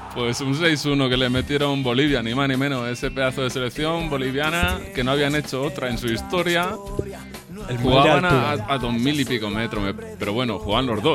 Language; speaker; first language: Spanish; native; Spanish